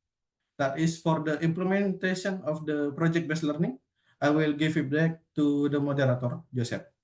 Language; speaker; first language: English; non-native, learner; Indonesian